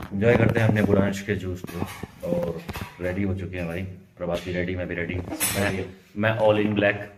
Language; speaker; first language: Hindi; native; Hindi